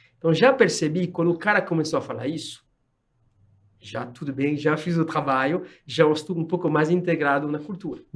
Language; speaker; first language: Portuguese; non-native, fluent; French